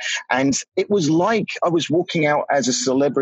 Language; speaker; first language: English; native; English